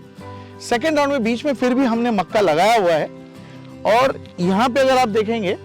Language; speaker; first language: Hindi; non-native, local second language; Marathi